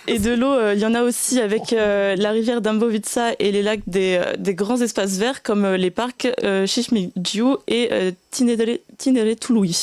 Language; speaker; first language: French; native; French